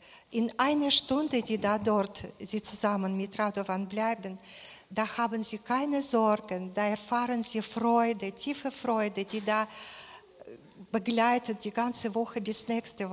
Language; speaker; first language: German; non-native, fluent; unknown